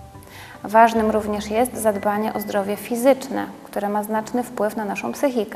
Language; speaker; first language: Polish; native; Polish